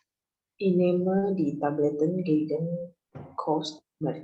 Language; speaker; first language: German; non-native, learner; Indonesian